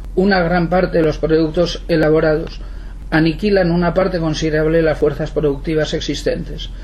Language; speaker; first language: Spanish; non-native, local second language; Basque